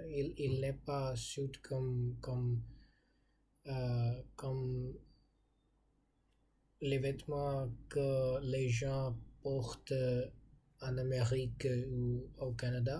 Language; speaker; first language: French; non-native, learner; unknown